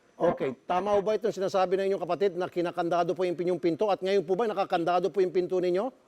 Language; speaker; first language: Filipino; native; Filipino